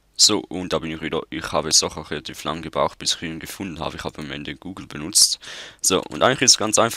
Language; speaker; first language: German; native; German